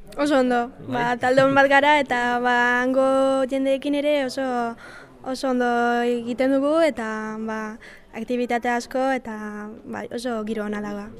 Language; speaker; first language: Basque; non-native, local second language; French